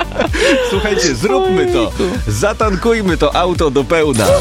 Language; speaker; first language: Polish; native; Polish